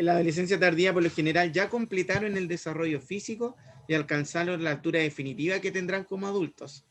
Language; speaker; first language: Spanish; native; Spanish